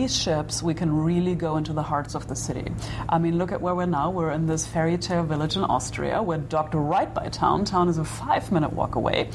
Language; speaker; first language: English; non-native, fluent; German